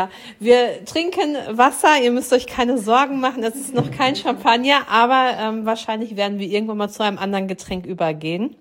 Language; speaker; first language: German; native; German